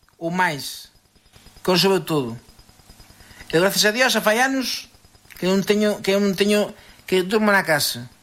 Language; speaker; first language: Galician; native; Galician